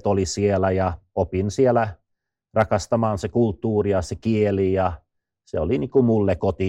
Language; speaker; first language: Finnish; non-native, fluent; Swedish